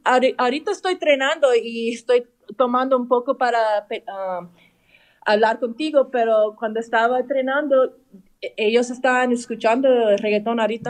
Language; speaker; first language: Spanish; early bilingual, heritage; English